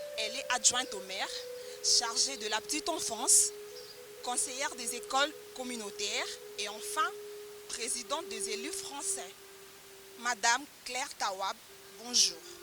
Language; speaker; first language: French; non-native, local second language; Lingala